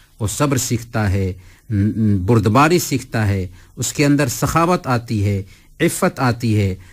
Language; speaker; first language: Urdu; native; Urdu